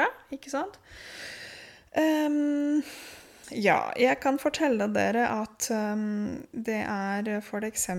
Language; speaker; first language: Norwegian; non-native, fluent; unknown